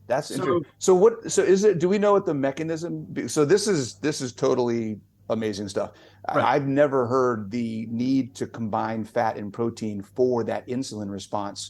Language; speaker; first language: English; native; English